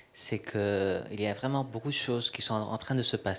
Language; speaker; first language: French; non-native, fluent; Spanish